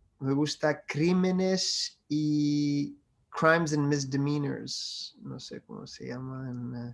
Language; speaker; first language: Spanish; non-native, fluent; French